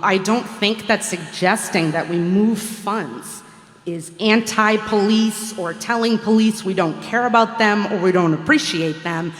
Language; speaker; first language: English; native; English